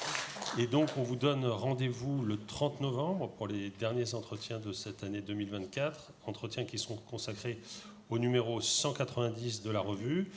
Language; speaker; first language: French; native; French